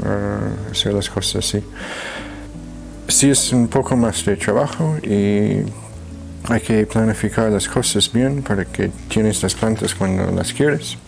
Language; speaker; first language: Spanish; non-native, fluent; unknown